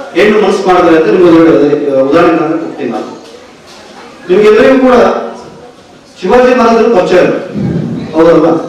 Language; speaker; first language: Kannada; native; Kannada